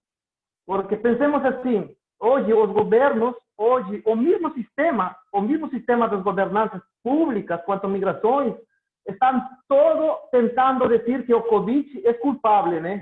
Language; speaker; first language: Portuguese; non-native, learner; Spanish